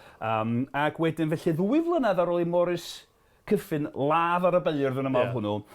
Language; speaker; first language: Welsh; non-native, fluent; English